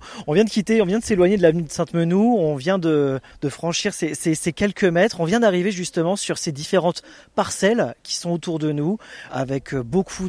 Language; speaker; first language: French; native; French